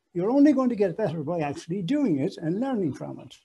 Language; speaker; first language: English; native; English